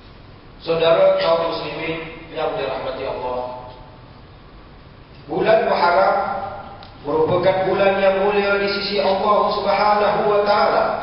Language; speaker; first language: Malay; native; Malay